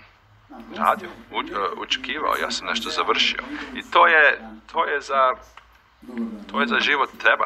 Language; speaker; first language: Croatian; early bilingual, heritage; Croatian